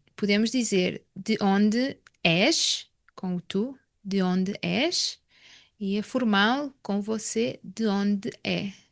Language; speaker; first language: Portuguese; native; Portuguese